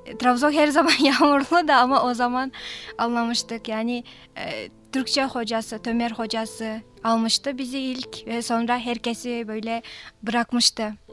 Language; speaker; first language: Turkish; non-native, fluent; Kyrgyz